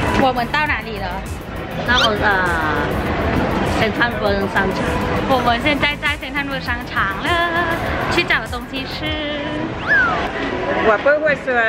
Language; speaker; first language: Chinese; non-native, fluent; Thai